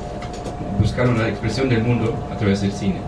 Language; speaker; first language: Spanish; non-native, fluent; German